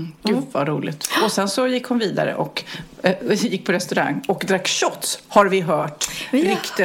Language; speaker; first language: Swedish; native; Swedish